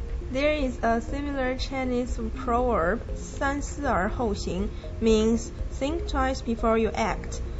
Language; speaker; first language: English; non-native, fluent; Chinese